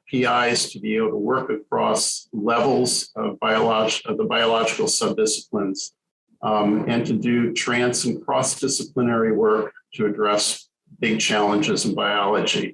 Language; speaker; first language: English; native; English